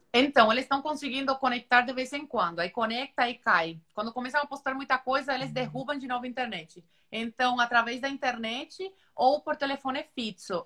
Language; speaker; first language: Portuguese; non-native, fluent; Spanish